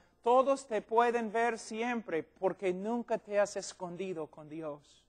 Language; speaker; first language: Spanish; non-native, fluent; English